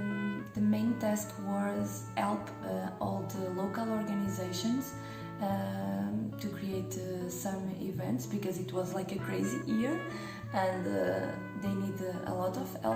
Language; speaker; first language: English; non-native, fluent; Portuguese